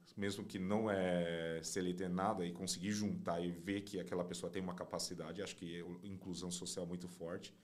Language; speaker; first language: Portuguese; non-native, fluent; Chinese